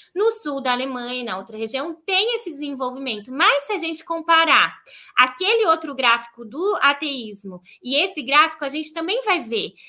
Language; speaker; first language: Portuguese; native; Portuguese